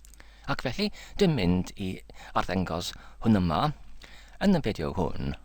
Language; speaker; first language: Welsh; non-native, learner; English